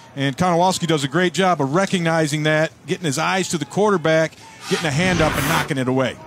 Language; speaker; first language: English; native; English